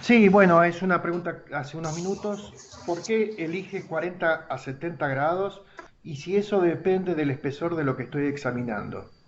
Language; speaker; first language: Spanish; native; Spanish